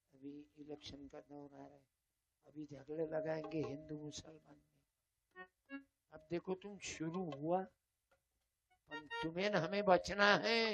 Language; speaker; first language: Hindi; non-native, local second language; Marathi